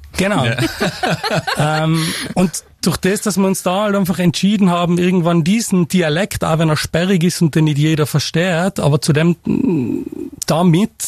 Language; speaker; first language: German; native; German